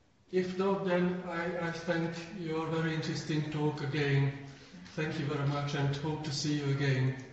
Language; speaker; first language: English; non-native, fluent; Hungarian